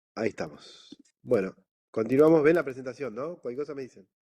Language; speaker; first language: Spanish; native; Spanish